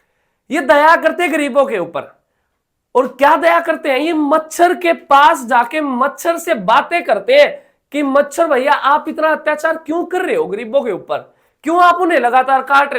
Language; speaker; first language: Hindi; native; Hindi